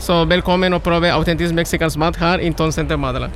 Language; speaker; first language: Norwegian; non-native, learner; Spanish